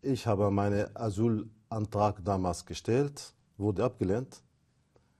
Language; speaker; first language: German; non-native, fluent; Arabic